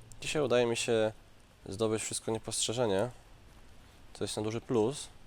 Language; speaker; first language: Polish; native; Polish